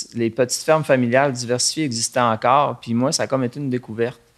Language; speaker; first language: French; native; French